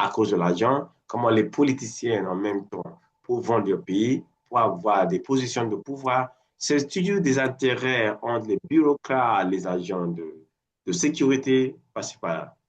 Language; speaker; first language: French; non-native, fluent; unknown